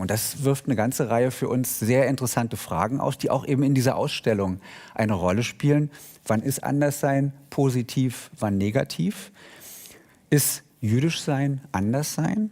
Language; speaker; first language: German; native; German